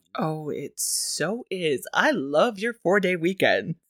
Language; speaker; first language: English; native; English